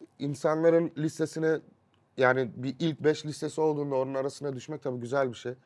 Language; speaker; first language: Turkish; early bilingual, heritage; Turkish